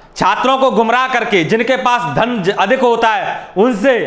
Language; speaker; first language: Hindi; native; Hindi